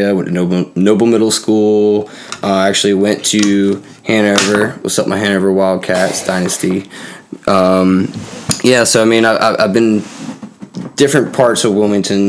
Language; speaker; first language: English; native; English